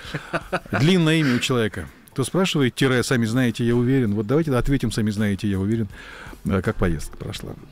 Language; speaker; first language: Russian; native; Russian